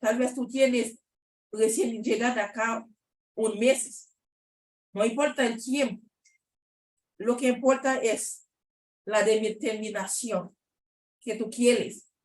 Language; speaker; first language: Spanish; non-native, learner; Haitian Creole